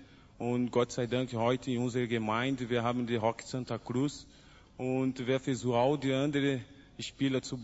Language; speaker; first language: German; non-native, learner; Portuguese